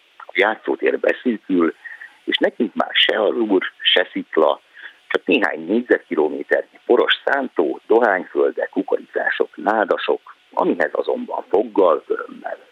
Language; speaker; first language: Hungarian; native; Hungarian